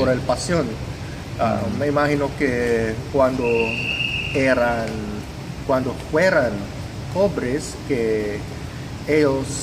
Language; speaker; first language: Spanish; non-native, fluent; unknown